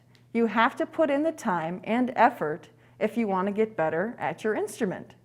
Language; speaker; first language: English; native; English